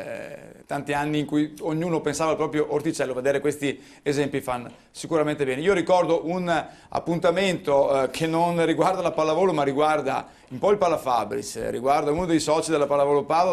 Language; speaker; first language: Italian; native; Italian